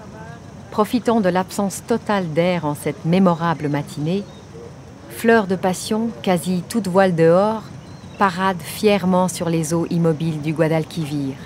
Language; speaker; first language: French; native; French